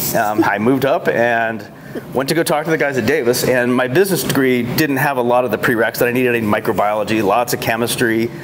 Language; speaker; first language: English; native; English